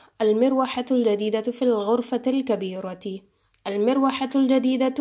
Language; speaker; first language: Arabic; non-native, fluent; Urdu